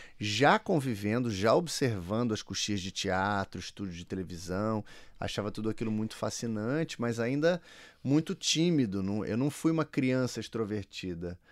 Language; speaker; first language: Portuguese; native; Portuguese